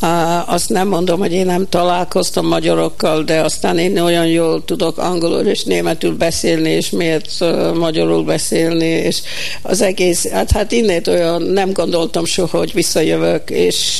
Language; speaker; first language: Hungarian; early bilingual, heritage; Hungarian